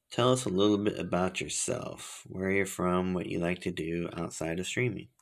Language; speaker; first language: English; native; English